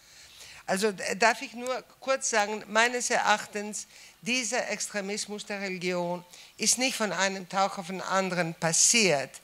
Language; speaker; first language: German; non-native, fluent; Greek